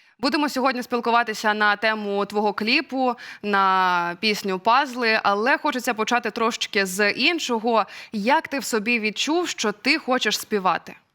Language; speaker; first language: Ukrainian; native; Ukrainian